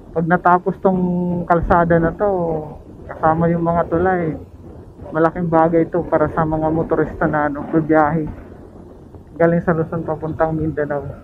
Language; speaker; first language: Filipino; non-native, local second language; Waray